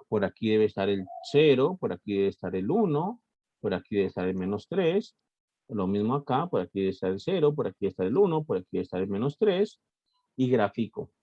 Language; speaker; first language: Spanish; native; Spanish